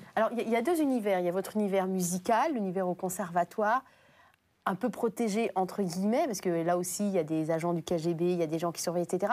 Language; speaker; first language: French; native; French